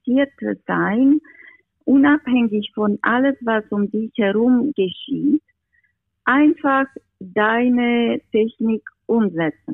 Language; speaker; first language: German; non-native, fluent; Romanian